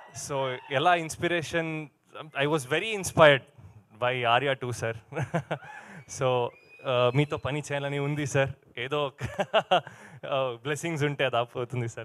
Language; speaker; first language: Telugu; non-native, learner; Kannada